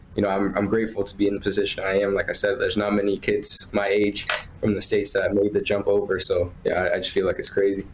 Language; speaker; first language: English; native; English